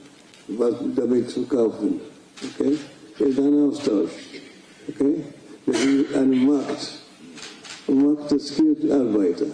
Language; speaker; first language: German; non-native, fluent; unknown